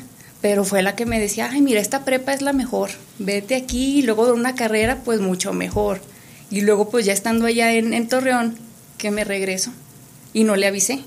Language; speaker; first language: Spanish; native; Spanish